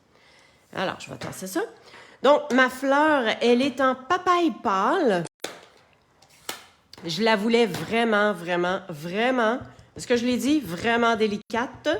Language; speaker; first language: French; native; French